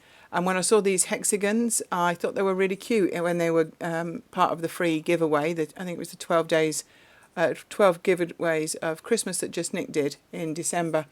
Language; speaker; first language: English; native; English